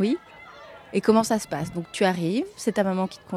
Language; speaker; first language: French; native; French